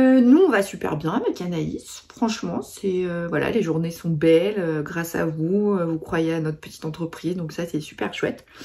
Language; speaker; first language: French; native; French